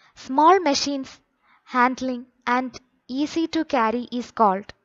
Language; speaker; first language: English; non-native, local second language; Malayalam